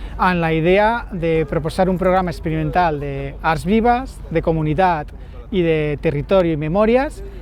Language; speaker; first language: Catalan; non-native, local second language; Spanish